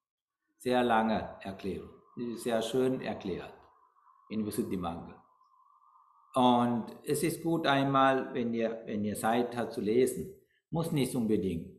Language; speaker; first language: German; non-native, learner; Sinhala